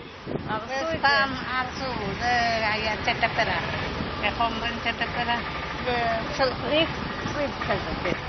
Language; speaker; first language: Hebrew; non-native, fluent; Malayalam